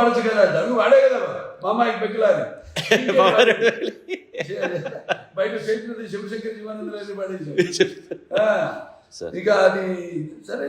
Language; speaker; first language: Telugu; native; Telugu